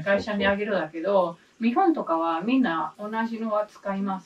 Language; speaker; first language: Japanese; non-native, learner; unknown